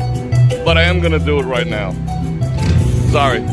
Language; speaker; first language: English; native; English